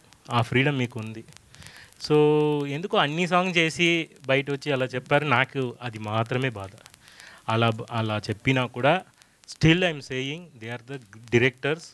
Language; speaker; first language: Telugu; non-native, fluent; Tamil